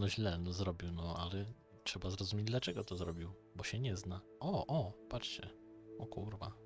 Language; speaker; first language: Polish; native; Polish